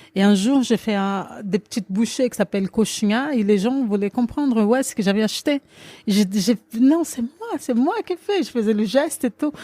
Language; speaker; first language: French; non-native, fluent; Portuguese